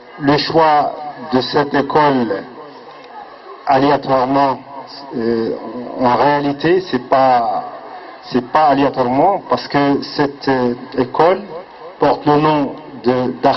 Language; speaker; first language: French; non-native, local second language; Arabic